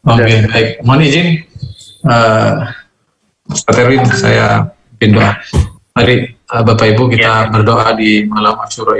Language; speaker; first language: Indonesian; native; Indonesian